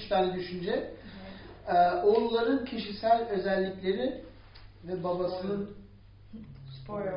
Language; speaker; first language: Turkish; non-native, fluent; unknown